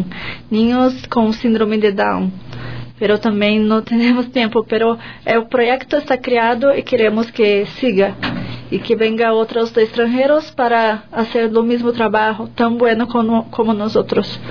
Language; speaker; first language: Spanish; non-native, learner; Portuguese